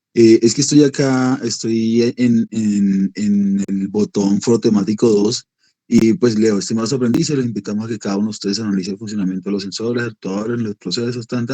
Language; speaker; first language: Spanish; native; Spanish